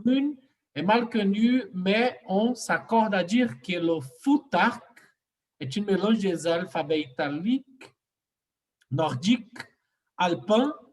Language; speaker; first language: French; non-native, fluent; Portuguese